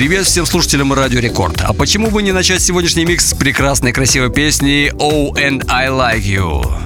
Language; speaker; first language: Russian; native; Russian